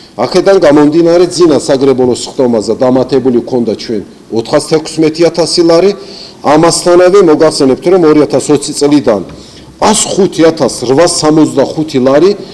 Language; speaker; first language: Georgian; non-native, local second language; Azerbaijani